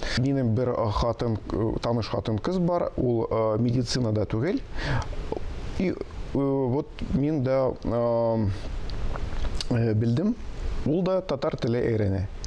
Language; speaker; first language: Tatar; non-native, local second language; Russian